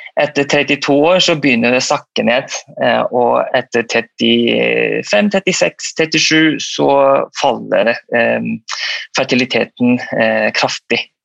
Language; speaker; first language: Norwegian; non-native, fluent; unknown